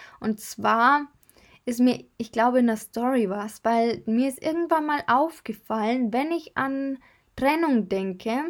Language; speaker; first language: German; native; German